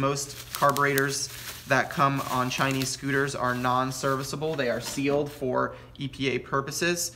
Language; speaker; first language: English; native; English